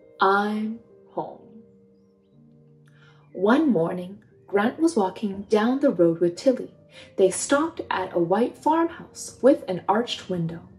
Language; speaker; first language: English; native; English